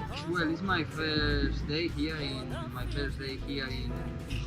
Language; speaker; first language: English; non-native, learner; Spanish